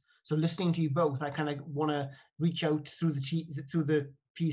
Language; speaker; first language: English; native; English